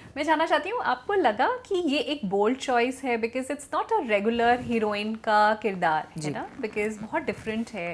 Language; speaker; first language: Hindi; native; Hindi